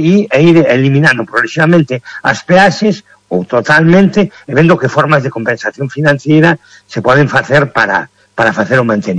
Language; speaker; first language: Galician; native; Galician